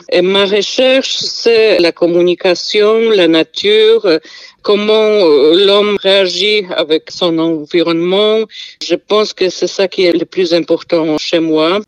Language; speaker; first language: French; non-native, fluent; Polish